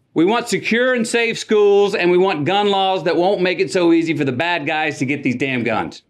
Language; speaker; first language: English; native; English